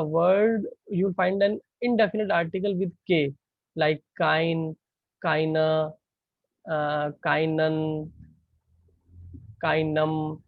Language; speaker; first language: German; non-native, fluent; Hindi